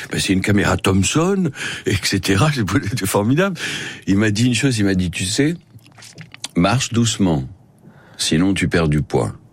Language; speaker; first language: French; non-native, local second language; Spanish